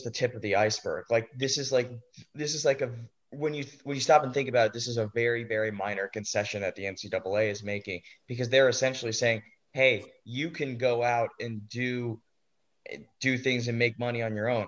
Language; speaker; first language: English; native; English